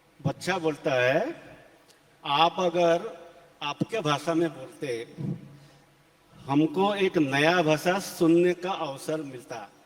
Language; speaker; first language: Hindi; non-native, local second language; Assamese